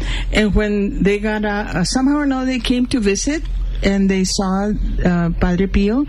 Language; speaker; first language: English; early bilingual, other home language; Spanish